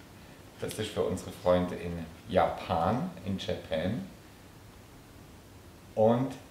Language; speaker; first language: German; native; German